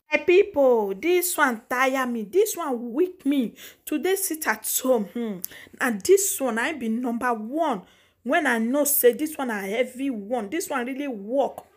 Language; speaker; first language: Nigerian Pidgin; non-native, local second language; Igbo